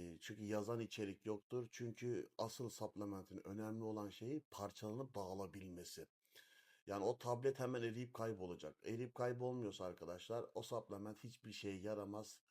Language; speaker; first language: Turkish; native; Turkish